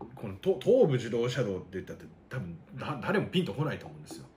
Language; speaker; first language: Japanese; native; Japanese